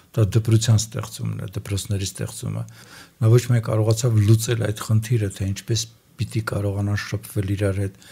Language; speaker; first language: Armenian; native; Armenian